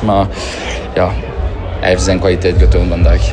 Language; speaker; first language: Dutch; non-native, fluent; French